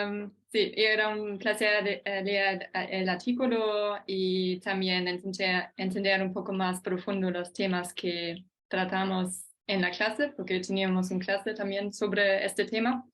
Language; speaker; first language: Spanish; non-native, fluent; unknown